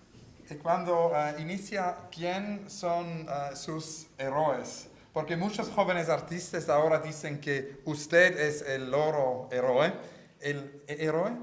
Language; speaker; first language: Spanish; non-native, learner; Italian